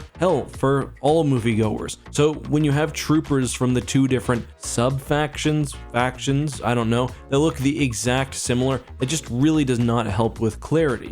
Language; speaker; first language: English; native; English